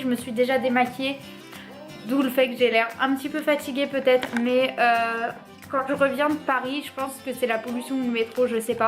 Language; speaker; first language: French; native; French